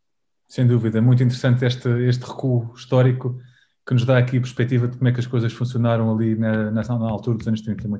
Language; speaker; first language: Portuguese; native; Portuguese